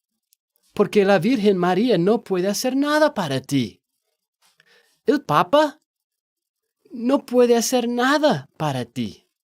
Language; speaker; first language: Spanish; non-native, fluent; English